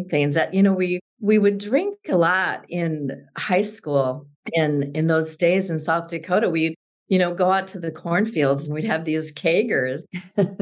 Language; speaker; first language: English; native; English